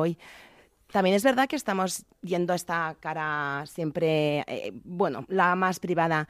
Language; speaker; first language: Spanish; native; Spanish